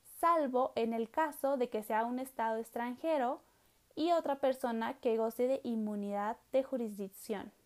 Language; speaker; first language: Spanish; native; Spanish